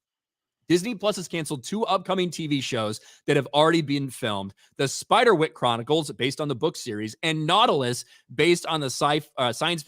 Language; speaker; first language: English; native; English